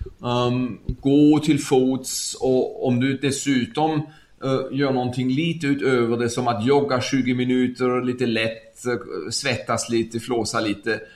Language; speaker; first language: Swedish; non-native, fluent; German